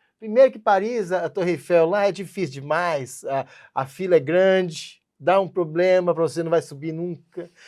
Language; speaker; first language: Portuguese; native; Portuguese